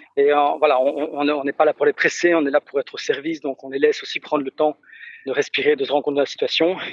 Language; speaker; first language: French; native; French